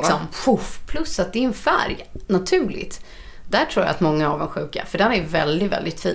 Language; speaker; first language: Swedish; native; Swedish